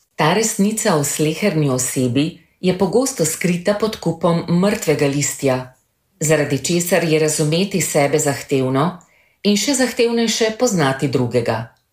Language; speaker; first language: Slovenian; native; Slovenian